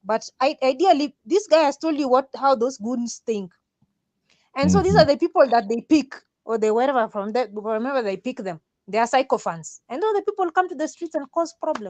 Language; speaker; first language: English; non-native, local second language; Swahili